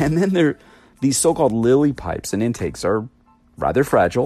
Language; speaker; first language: English; native; English